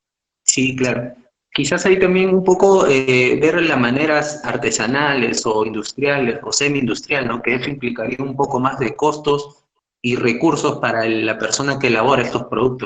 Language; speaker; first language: Spanish; native; Spanish